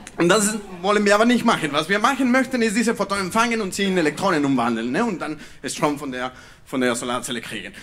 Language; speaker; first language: German; non-native, fluent; Spanish